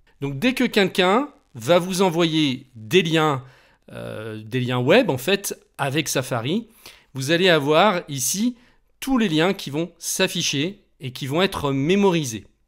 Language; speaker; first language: French; native; French